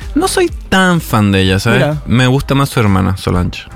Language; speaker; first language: Spanish; native; Spanish